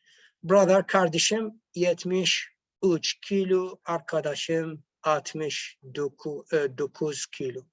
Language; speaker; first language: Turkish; non-native, fluent; Arabic